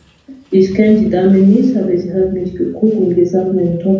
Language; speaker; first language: German; non-native, fluent; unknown